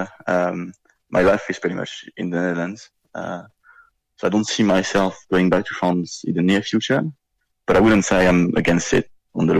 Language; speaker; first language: English; non-native, fluent; French